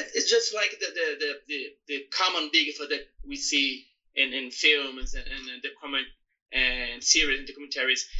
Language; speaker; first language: English; non-native, learner; Portuguese